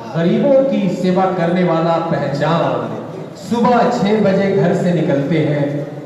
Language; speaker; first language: Hindi; non-native, local second language; Bangla